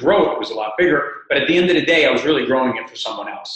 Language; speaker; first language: English; native; English